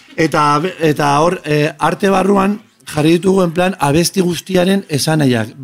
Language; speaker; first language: Basque; native; Basque